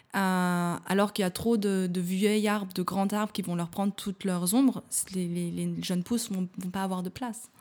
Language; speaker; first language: French; native; French